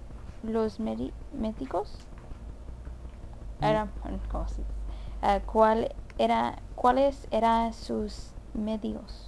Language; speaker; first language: Spanish; early bilingual, heritage; Spanish